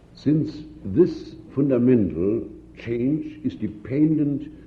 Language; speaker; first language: English; non-native, fluent; German